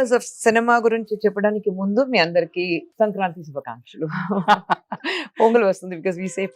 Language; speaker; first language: Telugu; non-native, fluent; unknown